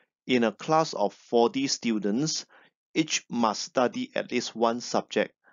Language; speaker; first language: English; non-native, local second language; Chinese